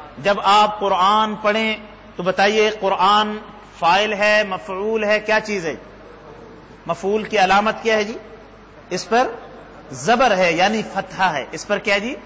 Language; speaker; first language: Urdu; native; Urdu